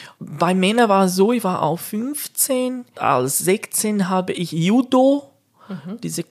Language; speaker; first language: German; non-native, fluent; Portuguese